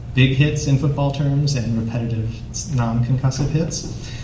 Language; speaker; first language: English; native; English